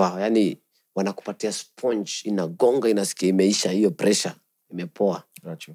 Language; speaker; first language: Swahili; native; Swahili